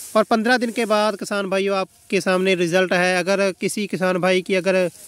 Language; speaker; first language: Hindi; non-native, local second language; Punjabi